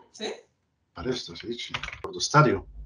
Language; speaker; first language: Italian; non-native, learner; Spanish